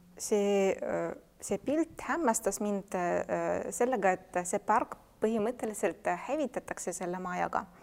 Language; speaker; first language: Estonian; non-native, fluent; Russian